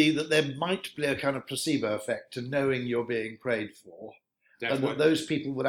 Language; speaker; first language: English; native; English